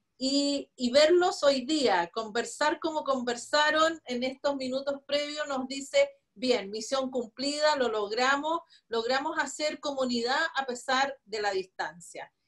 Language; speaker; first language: Spanish; native; Spanish